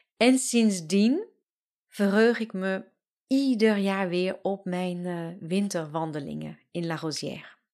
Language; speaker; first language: Dutch; non-native, fluent; French